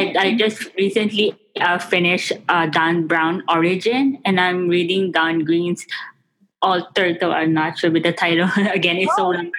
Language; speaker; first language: English; non-native, local second language; Filipino